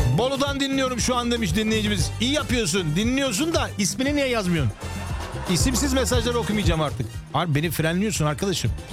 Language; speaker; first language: Turkish; early bilingual, heritage; Turkish